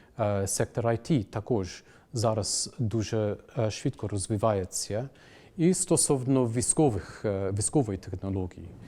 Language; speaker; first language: Ukrainian; non-native, fluent; English